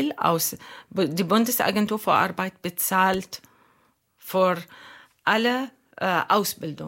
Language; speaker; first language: German; non-native, fluent; Arabic